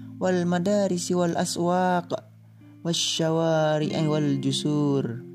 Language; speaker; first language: Arabic; non-native, learner; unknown